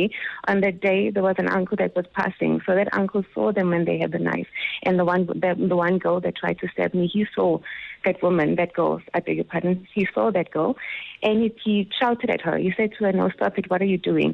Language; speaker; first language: English; non-native, local second language; Xhosa